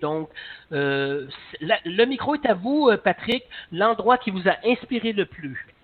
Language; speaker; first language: French; native; French